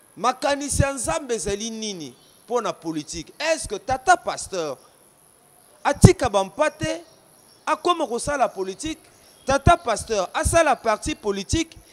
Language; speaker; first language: Lingala; native; Lingala